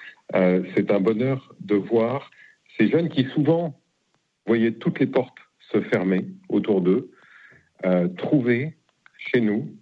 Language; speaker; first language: French; native; French